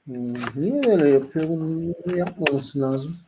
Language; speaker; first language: Turkish; early bilingual, heritage; Turkish